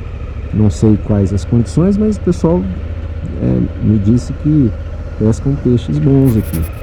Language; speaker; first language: Portuguese; native; Portuguese